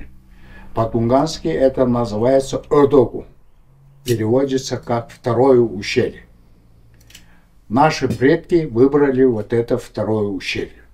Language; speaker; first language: Russian; non-native, local second language; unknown